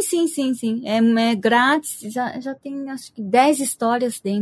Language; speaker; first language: Portuguese; early bilingual, heritage; Portuguese